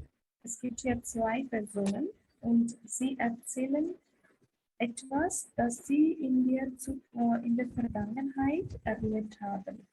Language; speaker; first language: German; non-native, fluent; Hindi